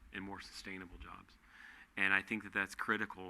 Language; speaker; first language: English; native; English